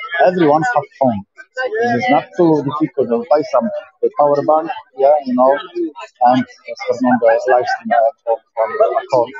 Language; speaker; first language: English; non-native, learner; Polish